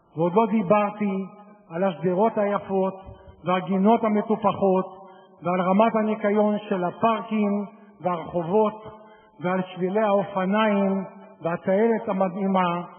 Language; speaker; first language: Hebrew; native; Hebrew